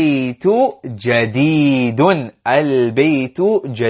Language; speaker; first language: Arabic; non-native, fluent; English